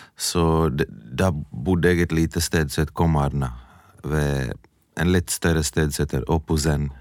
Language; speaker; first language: Norwegian; early bilingual, other home language; Bosnian